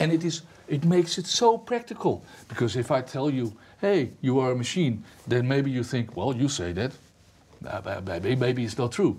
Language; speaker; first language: English; non-native, fluent; Dutch